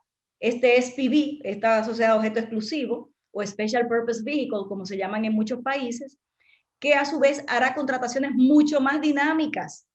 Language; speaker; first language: Spanish; native; Spanish